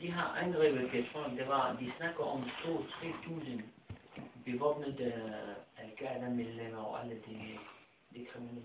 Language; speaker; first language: Danish; non-native, fluent; Arabic